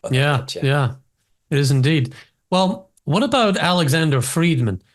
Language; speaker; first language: English; native; English